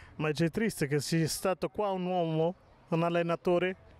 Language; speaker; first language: Italian; non-native, learner; German